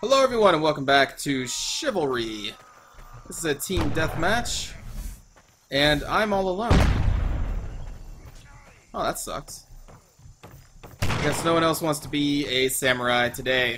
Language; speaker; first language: English; native; English